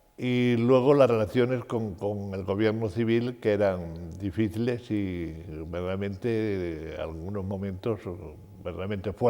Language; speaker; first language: Spanish; native; Spanish